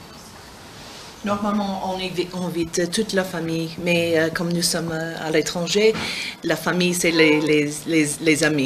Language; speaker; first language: French; non-native, learner; English